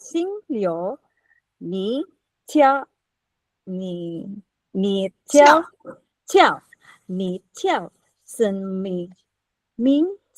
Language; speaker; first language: Chinese; non-native, learner; Filipino